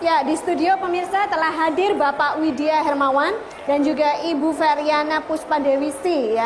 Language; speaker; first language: Indonesian; native; Indonesian